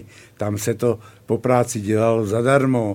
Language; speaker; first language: Czech; native; Czech